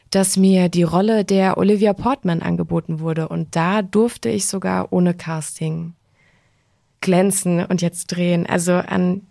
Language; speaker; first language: German; native; German